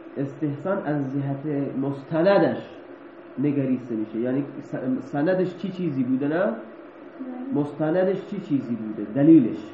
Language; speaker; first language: Persian; non-native, local second language; Baluchi